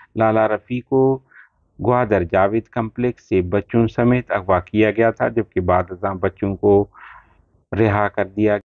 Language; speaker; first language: Urdu; non-native, local second language; Baluchi